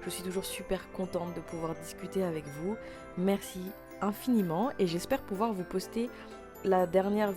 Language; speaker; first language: French; native; French